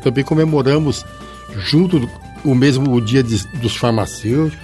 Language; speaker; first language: Portuguese; native; Portuguese